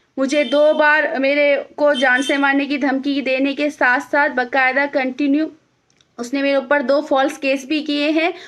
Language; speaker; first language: Hindi; native; Hindi